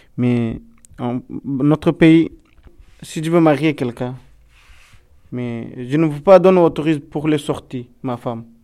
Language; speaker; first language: French; non-native, learner; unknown